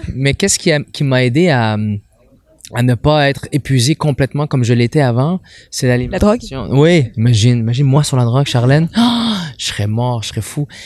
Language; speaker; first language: French; native; French